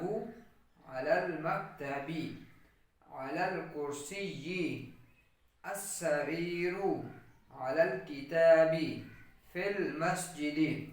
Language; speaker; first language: Arabic; non-native, fluent; Urdu